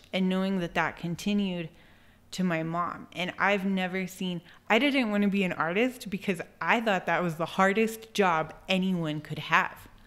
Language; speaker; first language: English; native; English